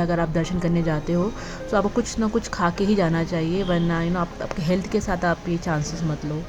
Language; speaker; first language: Hindi; native; Hindi